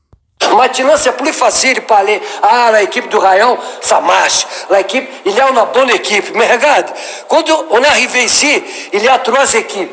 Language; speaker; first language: French; non-native, learner; Portuguese